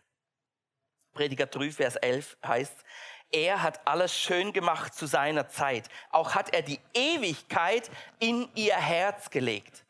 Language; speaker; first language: German; native; German